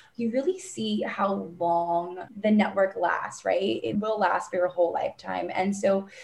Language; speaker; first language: English; native; English